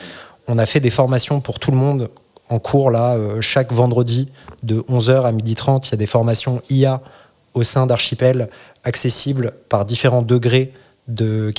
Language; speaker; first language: French; native; French